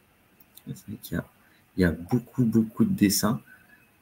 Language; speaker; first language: French; native; French